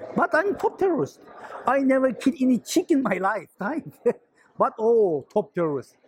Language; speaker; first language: English; non-native, learner; Chinese